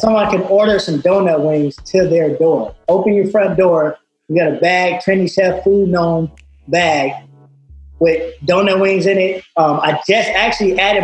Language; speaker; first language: English; native; English